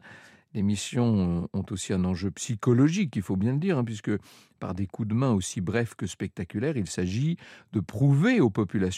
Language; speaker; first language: French; native; French